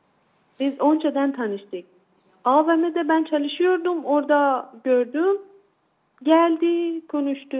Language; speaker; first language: Turkish; non-native, learner; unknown